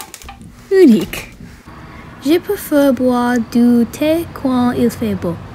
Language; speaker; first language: French; non-native, learner; English